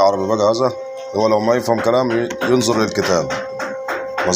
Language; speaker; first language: Arabic; non-native, learner; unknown